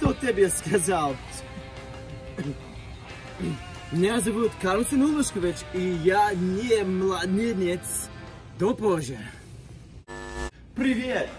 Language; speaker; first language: Russian; non-native, learner; English